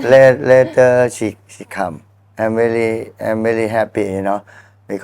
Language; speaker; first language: English; non-native, learner; Thai